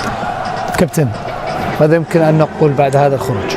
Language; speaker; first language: Arabic; native; Arabic